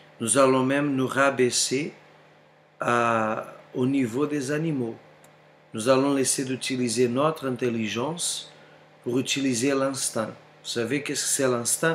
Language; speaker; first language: French; non-native, fluent; Portuguese